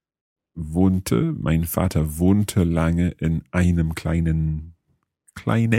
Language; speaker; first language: German; non-native, learner; English